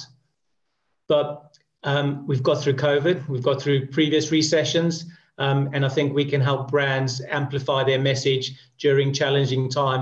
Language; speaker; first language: English; native; English